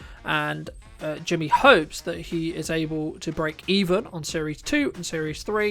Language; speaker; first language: English; native; English